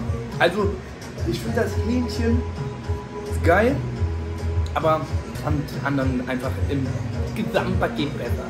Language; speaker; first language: German; native; German